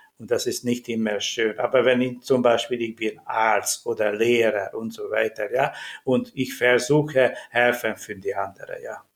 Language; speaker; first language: German; non-native, learner; Hungarian